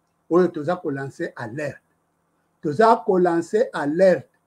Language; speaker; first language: English; non-native, fluent; Lingala